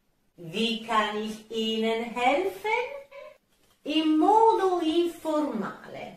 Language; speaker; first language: German; non-native, fluent; Italian